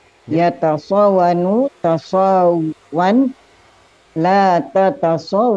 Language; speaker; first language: Arabic; non-native, learner; Indonesian